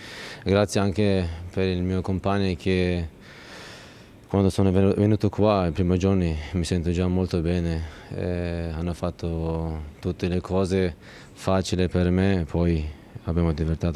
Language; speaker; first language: Italian; non-native, learner; Turkish